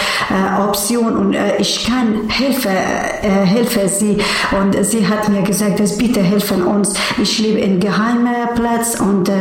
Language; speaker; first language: German; non-native, learner; Persian